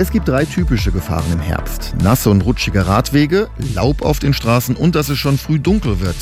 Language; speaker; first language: German; native; German